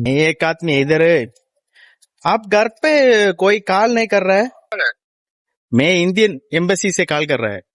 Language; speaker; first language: Hindi; non-native, local second language; Tamil